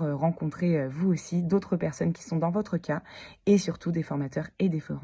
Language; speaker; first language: French; native; French